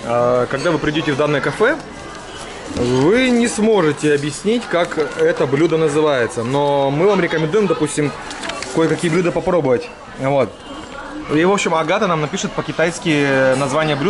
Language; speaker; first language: Russian; native; Russian